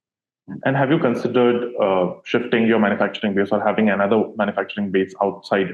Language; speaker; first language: English; non-native, local second language; Hindi